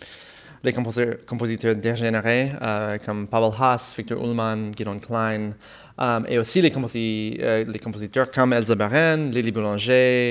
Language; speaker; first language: French; non-native, fluent; English